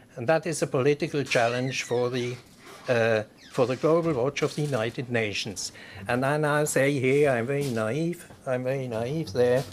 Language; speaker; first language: English; non-native, fluent; German